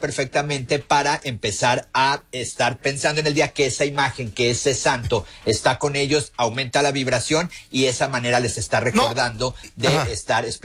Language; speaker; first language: Spanish; native; Spanish